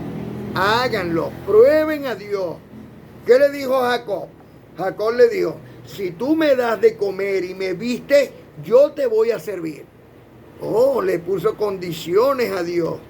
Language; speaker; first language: Spanish; native; Spanish